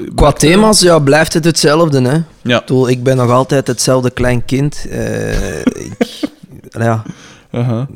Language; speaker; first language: Dutch; native; Dutch